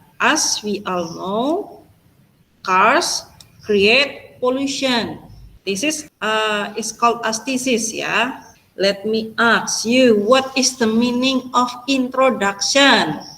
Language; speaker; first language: English; non-native, fluent; Indonesian